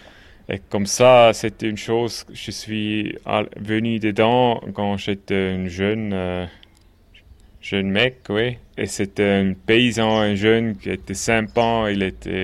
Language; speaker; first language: French; non-native, local second language; German